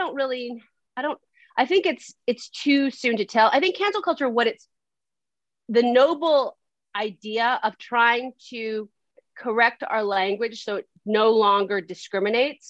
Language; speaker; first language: English; native; English